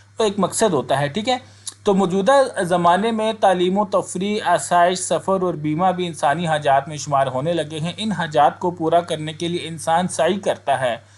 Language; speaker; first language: Urdu; non-native, local second language; Punjabi